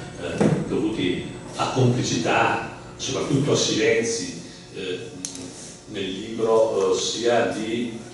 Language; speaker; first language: Italian; native; Italian